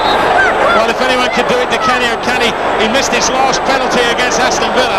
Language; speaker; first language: English; native; English